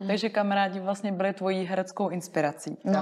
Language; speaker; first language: Czech; native; Czech